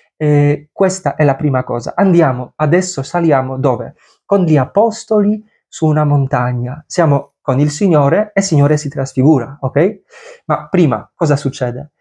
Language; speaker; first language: Italian; non-native, fluent; Polish